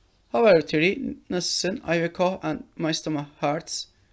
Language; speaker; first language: English; non-native, fluent; Turkish